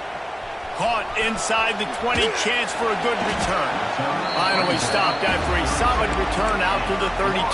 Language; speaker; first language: English; native; English